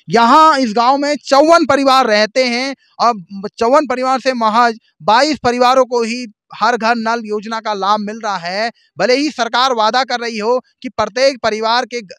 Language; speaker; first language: Hindi; native; Hindi